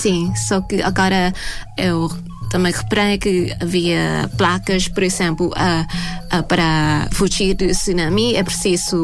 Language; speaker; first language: Portuguese; non-native, fluent; Thai